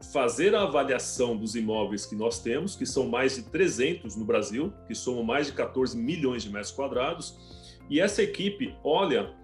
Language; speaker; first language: Portuguese; early bilingual, other home language; Chinese